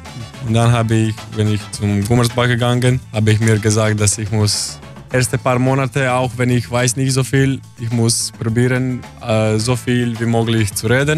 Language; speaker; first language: German; non-native, learner; Croatian